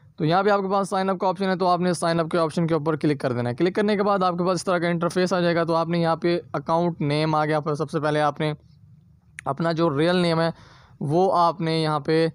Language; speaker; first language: Urdu; non-native, local second language; Punjabi